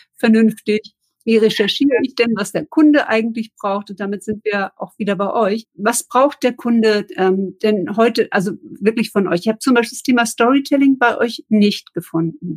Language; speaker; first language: German; native; German